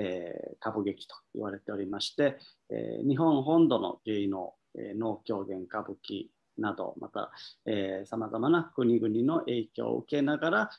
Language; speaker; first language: Japanese; native; Japanese